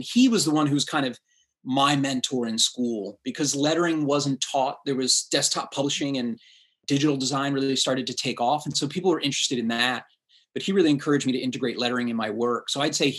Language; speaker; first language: English; native; English